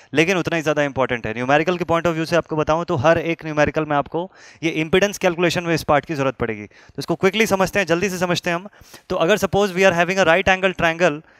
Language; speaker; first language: Hindi; native; Hindi